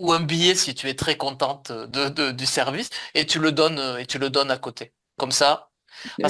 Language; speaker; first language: French; native; French